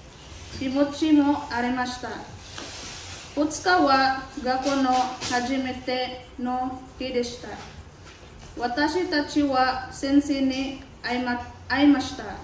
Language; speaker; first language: Japanese; non-native, learner; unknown